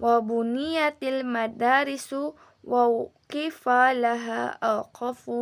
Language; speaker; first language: Arabic; non-native, learner; Indonesian